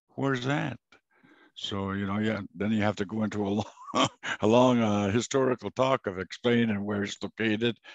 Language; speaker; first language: English; non-native, fluent; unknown